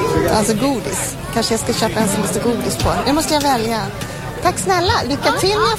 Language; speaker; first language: Swedish; native; Swedish